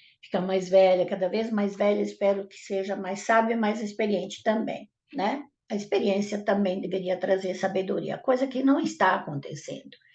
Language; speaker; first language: Portuguese; non-native, fluent; Italian